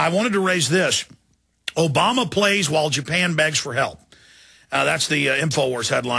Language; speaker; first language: English; native; English